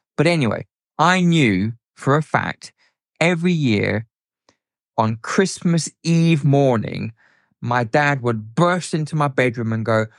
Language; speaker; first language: English; native; English